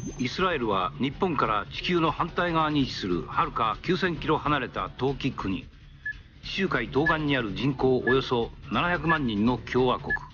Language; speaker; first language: Japanese; native; Japanese